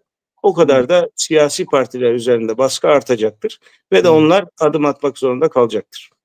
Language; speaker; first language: Turkish; early bilingual, heritage; Turkish